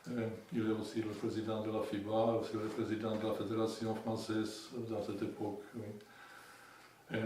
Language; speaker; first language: French; non-native, fluent; Czech